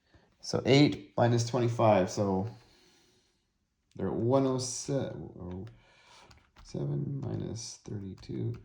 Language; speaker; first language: English; native; English